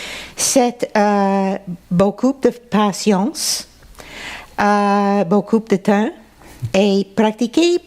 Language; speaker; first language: French; non-native, local second language; English